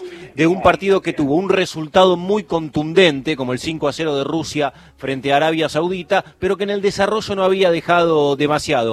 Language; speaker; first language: Spanish; native; Spanish